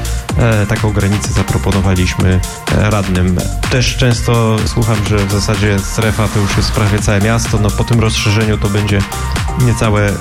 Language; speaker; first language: Polish; native; Polish